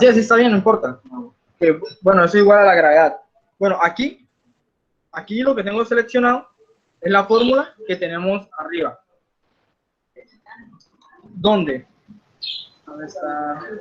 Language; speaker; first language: Spanish; native; Spanish